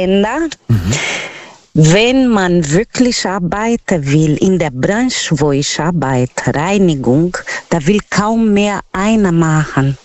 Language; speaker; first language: German; non-native, learner; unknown